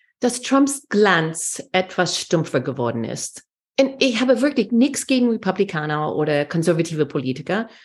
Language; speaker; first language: German; non-native, fluent; English